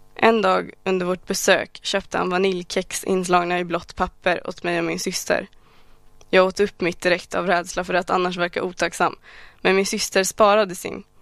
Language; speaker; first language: Swedish; early bilingual, other home language; Arabic